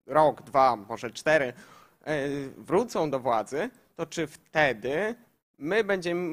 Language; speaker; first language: Polish; native; Polish